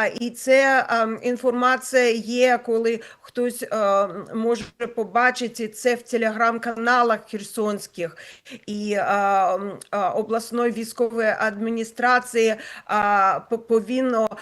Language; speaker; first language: Ukrainian; non-native, local second language; Russian